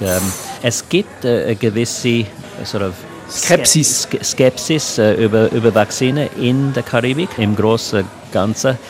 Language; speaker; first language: German; non-native, local second language; English